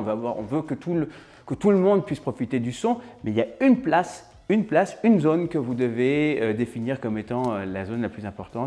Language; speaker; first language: French; native; French